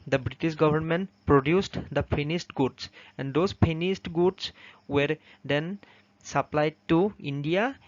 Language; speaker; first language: English; non-native, local second language; Assamese